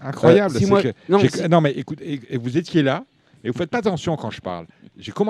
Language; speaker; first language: French; native; French